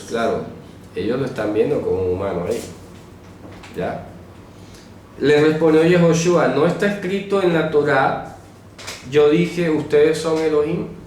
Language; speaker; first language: Spanish; native; Spanish